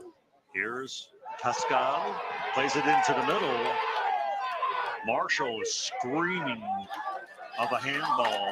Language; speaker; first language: English; native; English